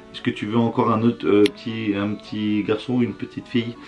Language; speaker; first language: French; native; French